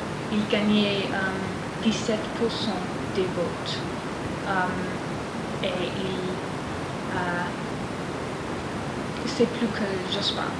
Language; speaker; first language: French; non-native, learner; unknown